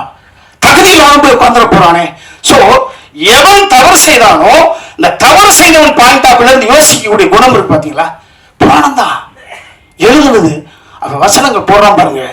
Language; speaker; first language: Tamil; native; Tamil